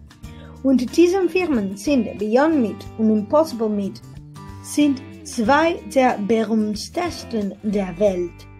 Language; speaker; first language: German; non-native, learner; Spanish